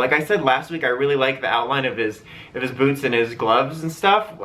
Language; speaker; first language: English; native; English